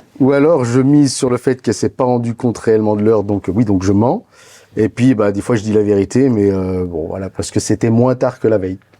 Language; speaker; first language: French; native; French